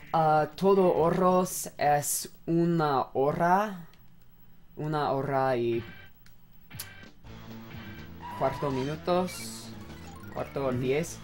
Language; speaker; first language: Spanish; non-native, learner; English